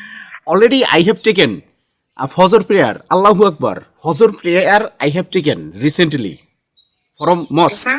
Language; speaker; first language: English; non-native, learner; Bangla